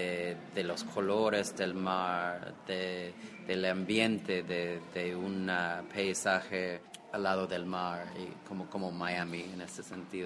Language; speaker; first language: Spanish; non-native, fluent; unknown